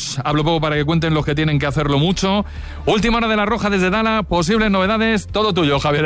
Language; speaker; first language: Spanish; native; Spanish